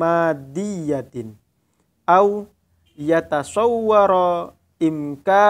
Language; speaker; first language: Arabic; non-native, fluent; Indonesian